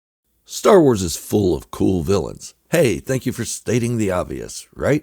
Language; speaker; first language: English; native; English